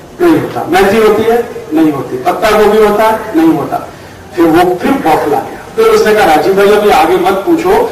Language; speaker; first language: Hindi; native; Hindi